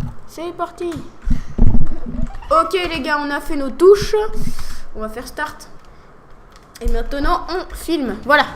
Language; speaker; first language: French; native; French